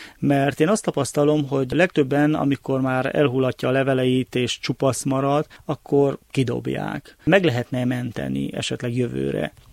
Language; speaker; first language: Hungarian; native; Hungarian